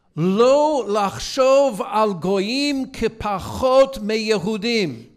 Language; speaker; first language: Hebrew; non-native, fluent; English